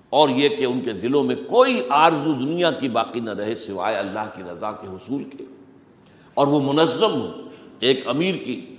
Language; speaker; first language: Urdu; native; Urdu